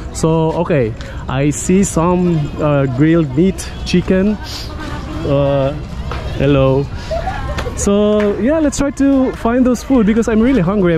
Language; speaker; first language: English; non-native, local second language; Filipino